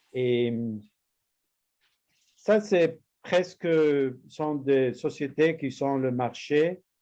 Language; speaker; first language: French; non-native, learner; Spanish